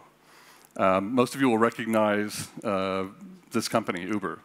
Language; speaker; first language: English; native; English